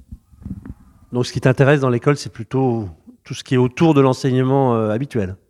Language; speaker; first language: French; native; French